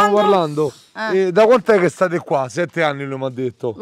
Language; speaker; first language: Italian; native; Italian